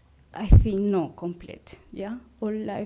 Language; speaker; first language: English; non-native, learner; Spanish